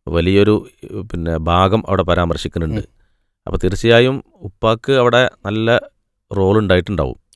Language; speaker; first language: Malayalam; native; Malayalam